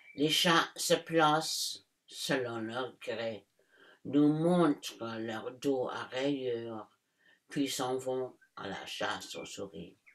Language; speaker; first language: French; non-native, fluent; English